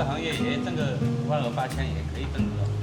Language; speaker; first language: Chinese; native; Chinese